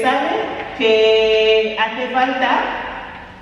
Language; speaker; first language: Spanish; non-native, fluent; English